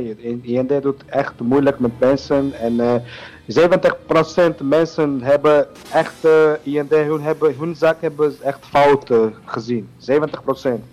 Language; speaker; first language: Dutch; non-native, learner; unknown